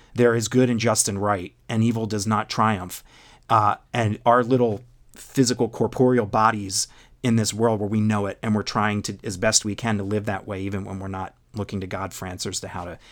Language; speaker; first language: English; native; English